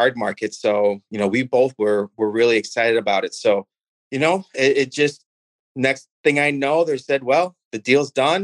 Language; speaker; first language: English; native; English